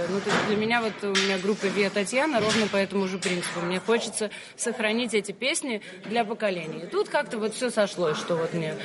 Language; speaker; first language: Russian; early bilingual, other home language; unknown